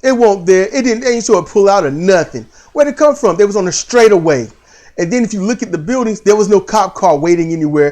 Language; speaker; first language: English; native; English